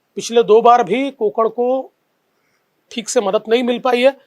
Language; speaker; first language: Hindi; non-native, local second language; Marathi